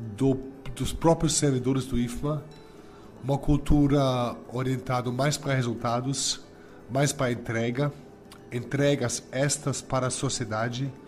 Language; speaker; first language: Portuguese; non-native, fluent; German